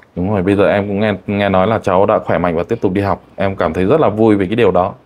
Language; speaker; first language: Vietnamese; non-native, local second language; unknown